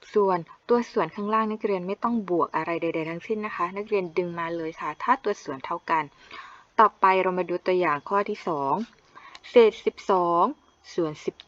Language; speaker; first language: Thai; non-native, local second language; Malay